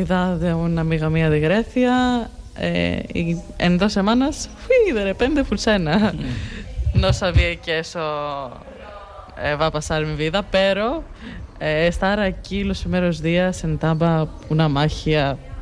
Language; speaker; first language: Spanish; non-native, learner; Greek